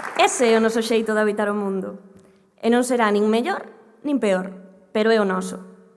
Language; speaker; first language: Galician; native; Galician